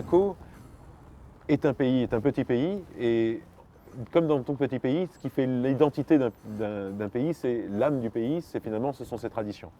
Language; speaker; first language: French; native; French